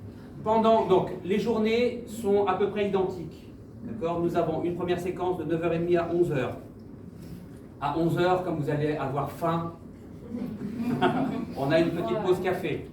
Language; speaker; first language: French; native; French